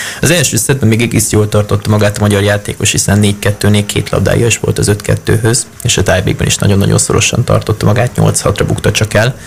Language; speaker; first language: Hungarian; native; Hungarian